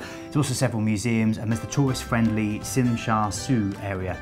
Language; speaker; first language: English; native; English